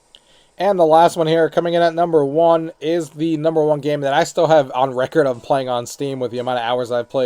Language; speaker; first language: English; native; English